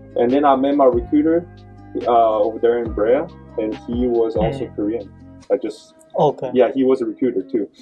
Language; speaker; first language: English; non-native, learner; Korean